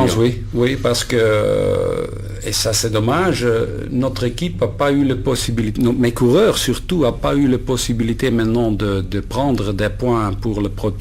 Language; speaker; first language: French; non-native, learner; Dutch